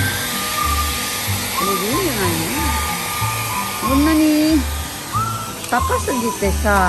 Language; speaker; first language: Japanese; non-native, fluent; Filipino